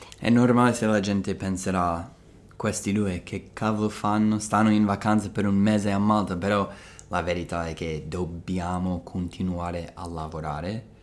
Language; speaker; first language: Italian; non-native, fluent; English